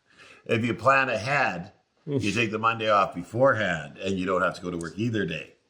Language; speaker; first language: English; native; English